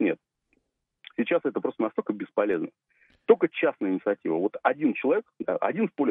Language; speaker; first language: Russian; native; Russian